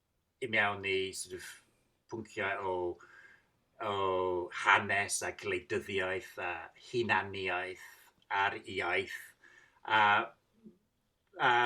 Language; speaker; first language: Welsh; non-native, fluent; English